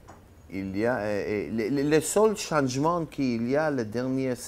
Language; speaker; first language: French; non-native, learner; Hebrew